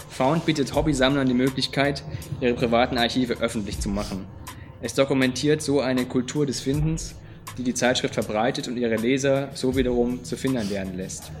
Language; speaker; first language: German; native; German